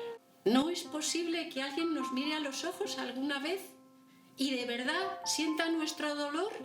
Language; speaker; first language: Spanish; native; Spanish